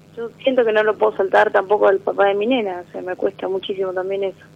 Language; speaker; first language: Spanish; native; Spanish